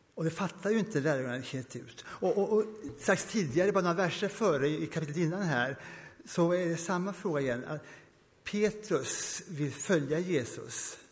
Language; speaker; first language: Swedish; early bilingual, heritage; Swedish